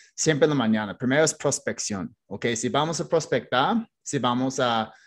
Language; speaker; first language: Spanish; non-native, fluent; English